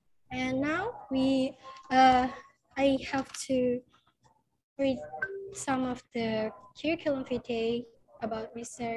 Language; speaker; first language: English; non-native, fluent; Indonesian